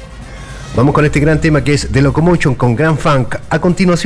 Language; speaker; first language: Spanish; native; Spanish